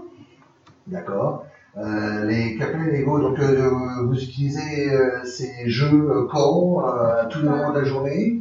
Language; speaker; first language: French; native; French